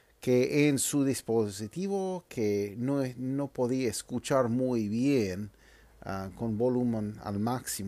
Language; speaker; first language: Spanish; non-native, fluent; English